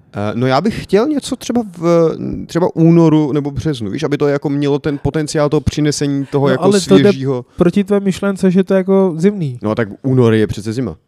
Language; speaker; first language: Czech; non-native, fluent; Urdu